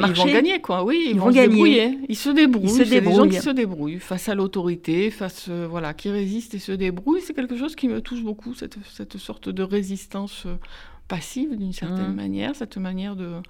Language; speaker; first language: French; native; French